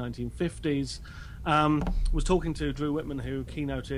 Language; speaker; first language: English; native; English